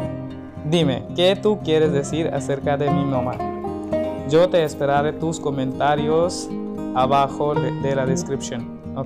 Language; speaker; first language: Spanish; non-native, learner; Hindi